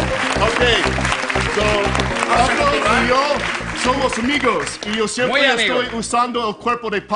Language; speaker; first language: Spanish; non-native, fluent; English